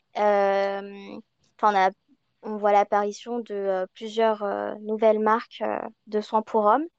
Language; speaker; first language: French; early bilingual, other home language; Chinese